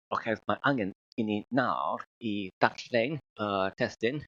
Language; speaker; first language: Welsh; non-native, learner; Filipino